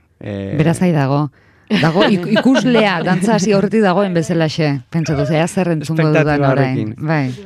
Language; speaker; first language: Basque; native; Basque